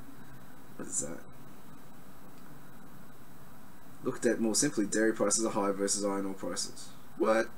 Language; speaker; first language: English; native; English